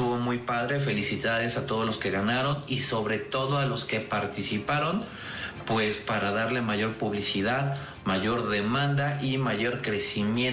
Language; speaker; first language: Spanish; native; Spanish